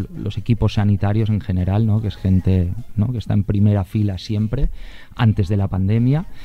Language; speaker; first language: Spanish; native; Spanish